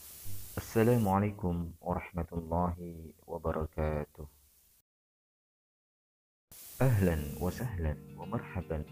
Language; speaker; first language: Arabic; non-native, fluent; Indonesian